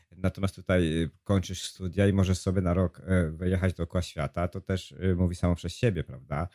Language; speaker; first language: Polish; native; Polish